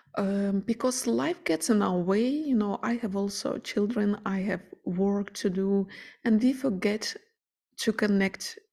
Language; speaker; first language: English; non-native, fluent; Ukrainian